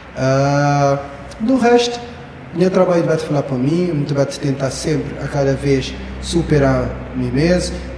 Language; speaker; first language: Portuguese; non-native, local second language; Kabuverdianu